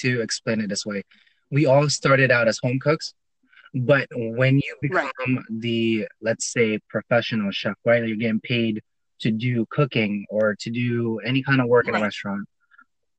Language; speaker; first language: English; non-native, local second language; Filipino